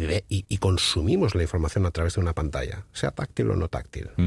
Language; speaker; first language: Spanish; native; Spanish